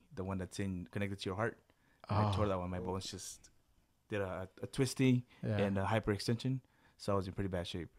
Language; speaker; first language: English; early bilingual, other home language; Spanish